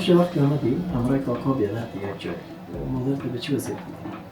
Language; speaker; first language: Persian; non-native, local second language; Pashto